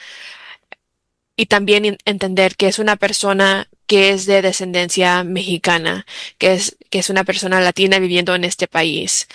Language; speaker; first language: Spanish; early bilingual, heritage; English